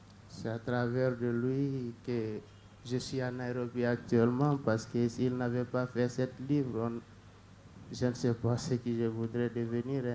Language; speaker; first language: French; non-native, learner; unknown